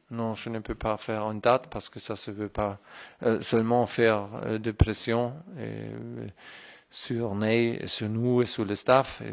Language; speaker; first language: French; non-native, fluent; German